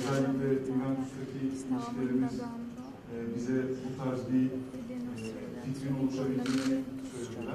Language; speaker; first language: Turkish; native; Turkish